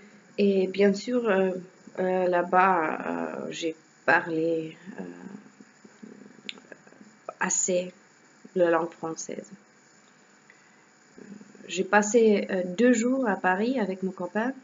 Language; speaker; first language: French; non-native, learner; Russian